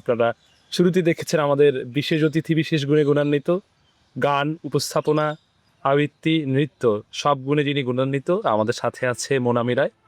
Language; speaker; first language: Bangla; native; Bangla